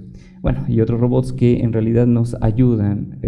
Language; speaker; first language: Spanish; native; Spanish